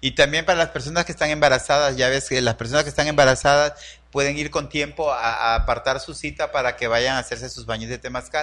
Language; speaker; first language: Spanish; native; Spanish